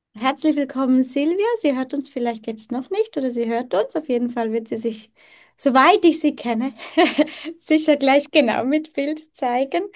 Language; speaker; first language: German; early bilingual, heritage; German